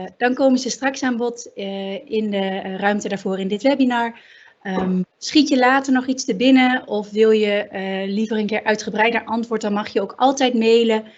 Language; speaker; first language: Dutch; native; Dutch